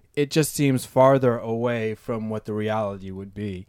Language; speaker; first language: English; native; English